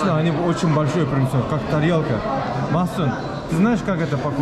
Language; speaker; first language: Russian; non-native, learner; Turkish